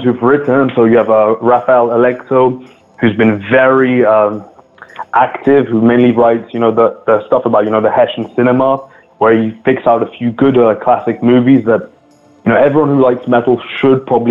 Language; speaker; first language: English; native; English